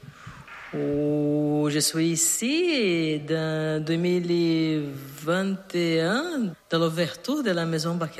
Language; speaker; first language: French; non-native, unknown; Portuguese